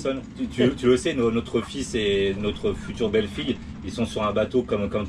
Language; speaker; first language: French; native; French